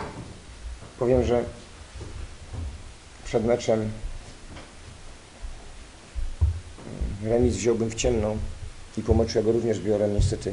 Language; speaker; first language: Polish; native; Polish